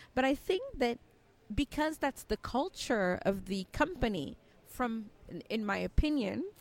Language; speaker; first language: English; native; English